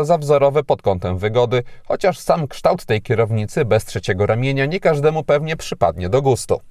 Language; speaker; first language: Polish; native; Polish